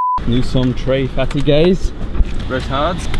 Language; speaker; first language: French; non-native, learner; English